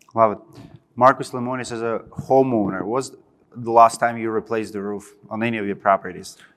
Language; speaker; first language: English; non-native, fluent; Russian